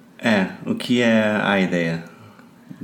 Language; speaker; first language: Portuguese; non-native, fluent; English